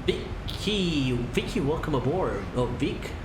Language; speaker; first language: English; non-native, fluent; Italian